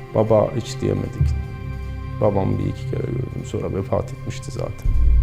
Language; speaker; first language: Turkish; native; Turkish